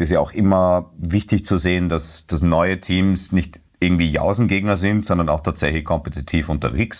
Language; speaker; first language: German; native; German